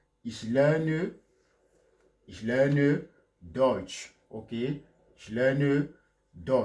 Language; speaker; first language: German; non-native, fluent; French